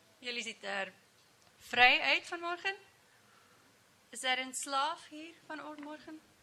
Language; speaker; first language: Dutch; non-native, learner; English